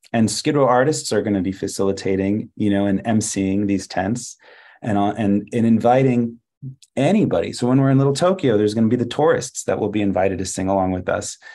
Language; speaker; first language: English; early bilingual, other home language; Hebrew